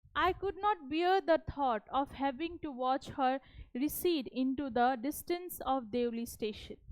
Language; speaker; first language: English; non-native, local second language; Hindi